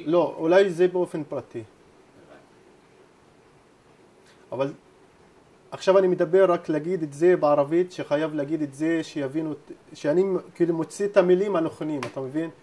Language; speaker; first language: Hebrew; non-native, local second language; Arabic